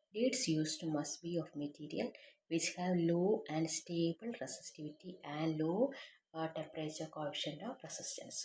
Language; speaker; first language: English; non-native, local second language; Malayalam